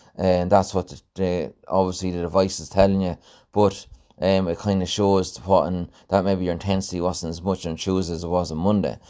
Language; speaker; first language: English; native; English